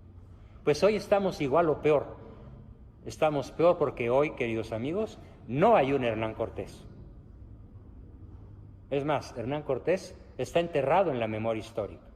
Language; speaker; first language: Spanish; native; Spanish